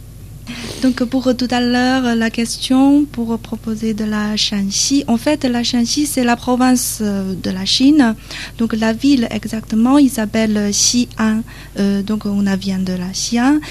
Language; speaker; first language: French; non-native, learner; Chinese